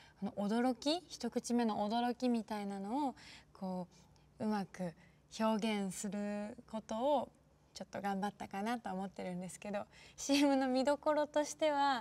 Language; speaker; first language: Japanese; native; Japanese